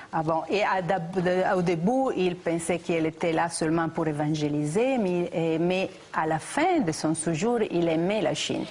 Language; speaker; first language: French; non-native, fluent; Italian